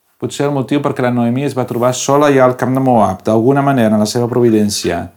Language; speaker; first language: Catalan; non-native, local second language; Spanish